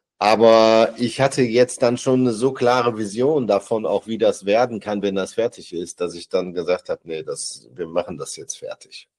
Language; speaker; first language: German; native; German